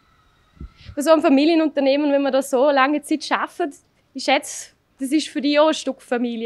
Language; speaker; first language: German; native; German